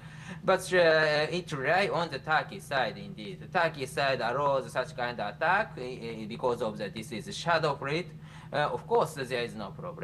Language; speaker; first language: English; non-native, fluent; Japanese